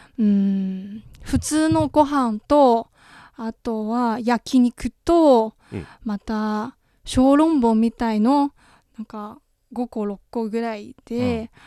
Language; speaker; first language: Japanese; non-native, fluent; Chinese